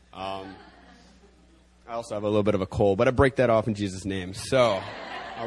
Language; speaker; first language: English; native; English